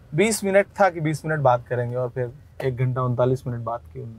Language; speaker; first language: Hindi; native; Hindi